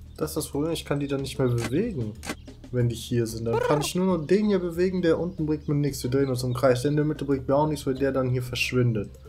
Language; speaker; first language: German; native; German